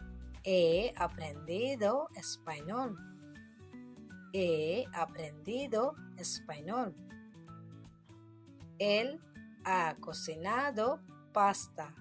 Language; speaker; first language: Spanish; non-native, fluent; Bangla